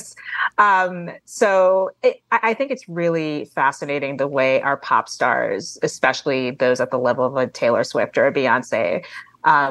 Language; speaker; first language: English; native; English